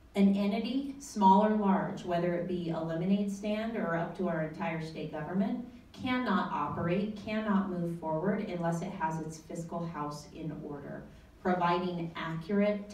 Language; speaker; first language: English; native; English